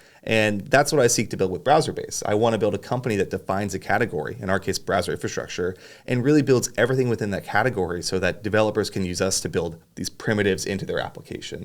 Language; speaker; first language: English; native; English